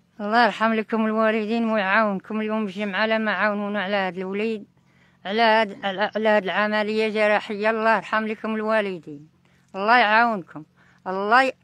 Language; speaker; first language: Arabic; native; Arabic